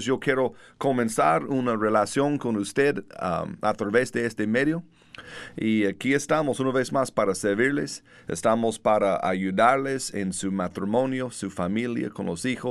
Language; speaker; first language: Spanish; non-native, learner; English